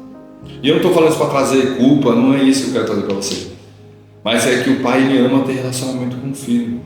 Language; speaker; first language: Portuguese; native; Portuguese